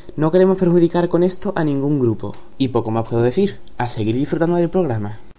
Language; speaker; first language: Spanish; native; Spanish